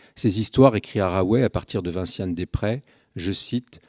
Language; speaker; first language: French; native; French